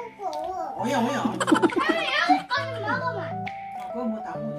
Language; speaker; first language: Korean; native; Korean